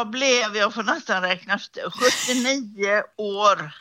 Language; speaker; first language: Swedish; native; Swedish